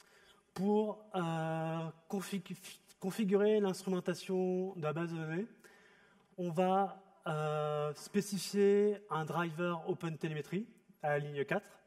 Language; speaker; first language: French; native; French